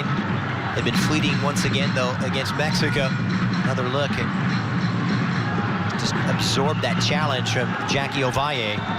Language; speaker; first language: English; native; English